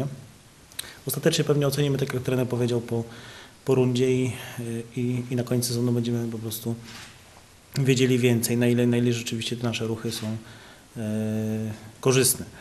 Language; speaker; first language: Polish; native; Polish